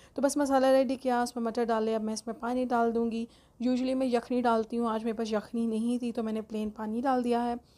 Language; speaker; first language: Urdu; native; Urdu